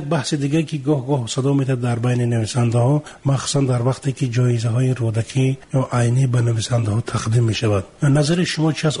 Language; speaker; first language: Tajik; native; Tajik